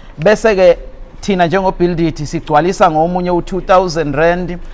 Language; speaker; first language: Zulu; native; Zulu